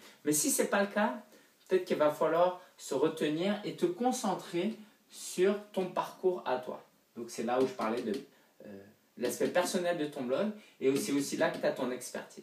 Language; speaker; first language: French; native; French